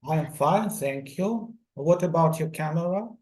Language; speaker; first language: English; non-native, fluent; Russian